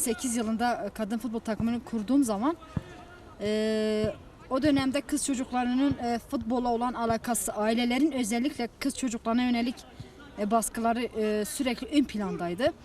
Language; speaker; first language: Turkish; native; Turkish